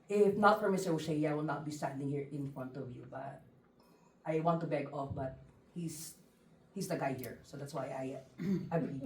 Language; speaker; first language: English; non-native, local second language; Filipino